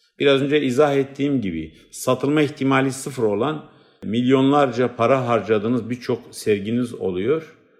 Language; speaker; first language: Turkish; non-native, local second language; Kurdish